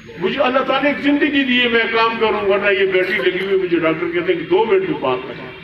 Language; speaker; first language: Urdu; non-native, local second language; Pashto